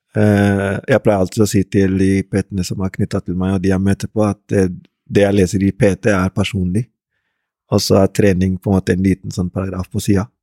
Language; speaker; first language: Norwegian; early bilingual, other home language; Rundi